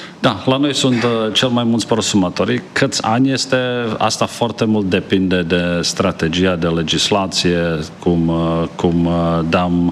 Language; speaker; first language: Romanian; non-native, fluent; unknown